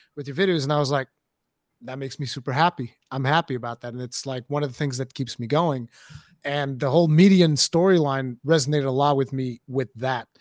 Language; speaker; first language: English; non-native, fluent; Portuguese